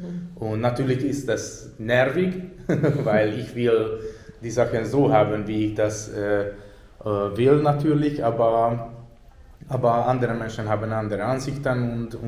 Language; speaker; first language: German; non-native, fluent; Hungarian